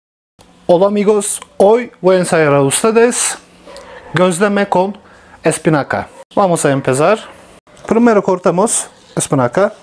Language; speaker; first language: Spanish; non-native, learner; Turkish